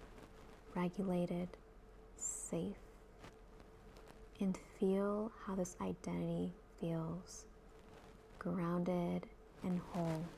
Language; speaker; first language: English; native; English